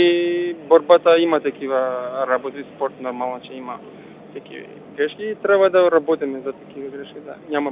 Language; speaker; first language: Bulgarian; non-native, learner; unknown